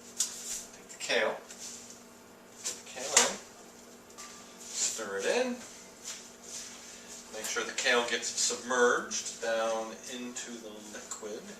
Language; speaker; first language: English; native; English